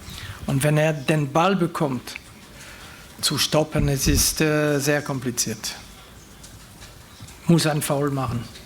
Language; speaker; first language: German; non-native, fluent; Dutch